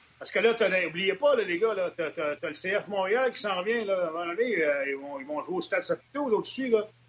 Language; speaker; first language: French; native; French